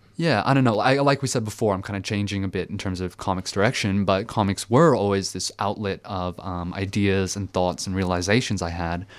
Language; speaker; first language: English; early bilingual, other home language; French